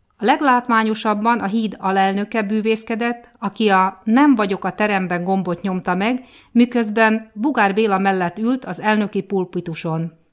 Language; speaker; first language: Hungarian; native; Hungarian